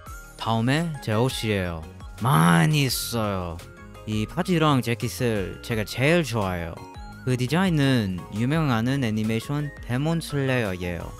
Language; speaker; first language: Korean; non-native, learner; English